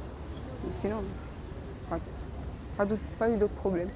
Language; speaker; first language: French; early bilingual, other home language; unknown